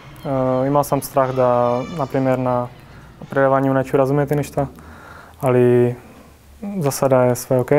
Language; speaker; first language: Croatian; non-native, fluent; Czech